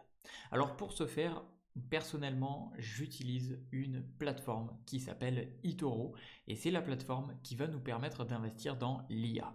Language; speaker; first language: French; native; French